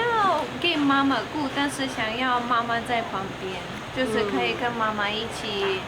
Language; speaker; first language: Chinese; non-native, learner; Russian